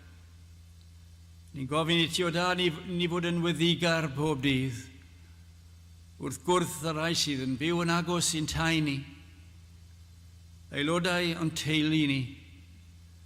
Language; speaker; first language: Welsh; native; Welsh